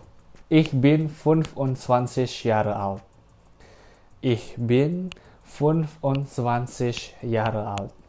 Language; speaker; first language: German; non-native, learner; Indonesian